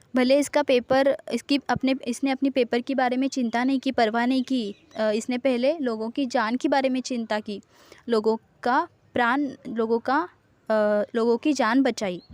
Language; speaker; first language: Hindi; non-native, local second language; Marathi